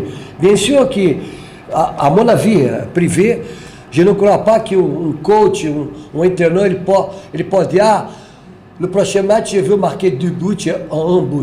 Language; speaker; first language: French; non-native, fluent; Portuguese